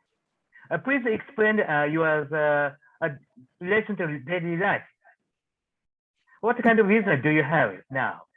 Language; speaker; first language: English; non-native, learner; Japanese